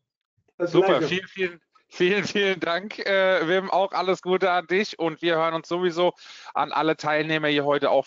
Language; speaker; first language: German; native; German